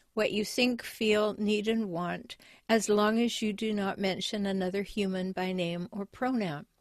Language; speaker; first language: English; native; English